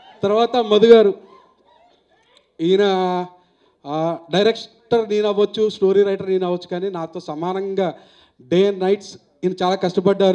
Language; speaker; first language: Telugu; native; Telugu